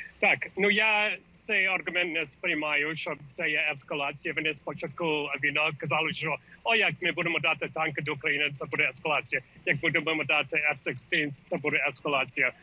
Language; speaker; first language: Ukrainian; early bilingual, heritage; English